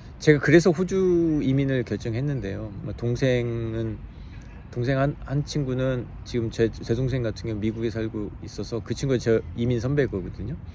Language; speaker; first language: Korean; native; Korean